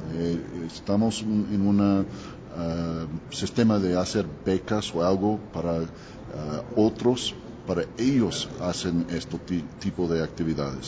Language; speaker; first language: Spanish; non-native, learner; English